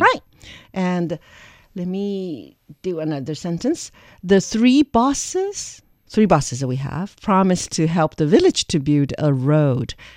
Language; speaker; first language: English; non-native, fluent; Chinese